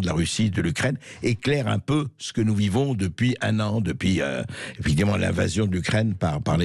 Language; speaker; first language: French; native; French